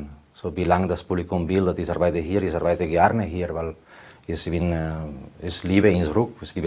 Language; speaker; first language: German; non-native, learner; Spanish